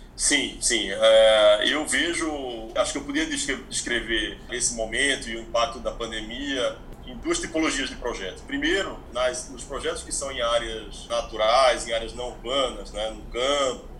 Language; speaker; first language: Portuguese; native; Portuguese